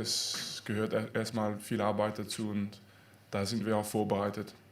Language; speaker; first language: German; non-native, fluent; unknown